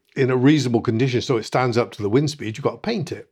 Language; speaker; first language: English; native; English